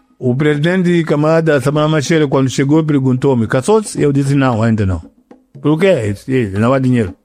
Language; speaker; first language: Portuguese; non-native, local second language; Yao